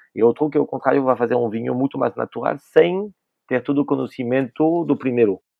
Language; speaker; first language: Portuguese; non-native, fluent; French